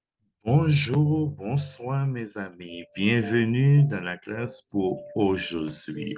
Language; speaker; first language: French; non-native, fluent; Spanish